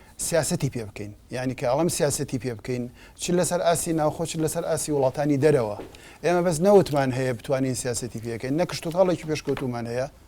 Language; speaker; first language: Central Kurdish; native; Central Kurdish